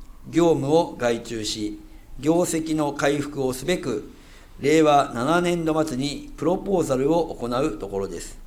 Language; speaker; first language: Japanese; native; Japanese